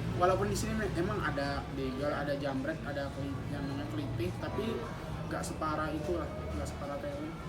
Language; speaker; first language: Indonesian; non-native, fluent; Thai